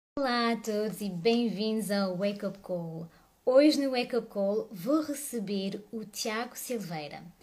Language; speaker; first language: Portuguese; early bilingual, heritage; Portuguese